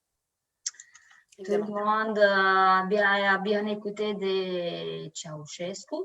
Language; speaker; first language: French; non-native, learner; Romanian